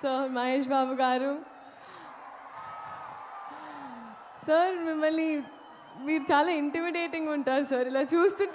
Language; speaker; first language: Telugu; non-native, fluent; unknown